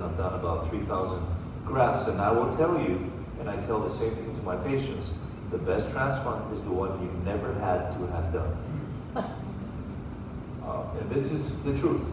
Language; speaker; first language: English; non-native, fluent; Greek